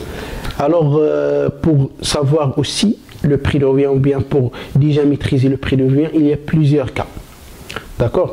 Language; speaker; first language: French; non-native, local second language; Arabic